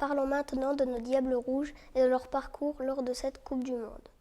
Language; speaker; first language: French; native; French